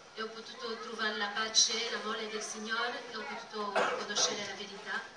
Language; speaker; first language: Italian; non-native, fluent; French